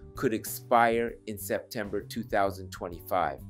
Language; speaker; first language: English; non-native, fluent; Japanese